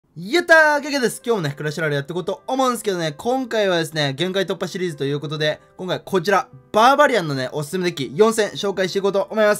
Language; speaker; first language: Japanese; native; Japanese